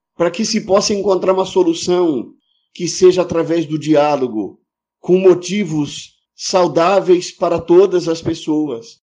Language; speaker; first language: Portuguese; non-native, fluent; Ukrainian